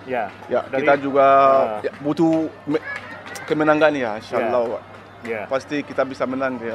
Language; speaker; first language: Indonesian; non-native, learner; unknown